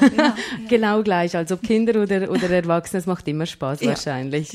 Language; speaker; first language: German; native; German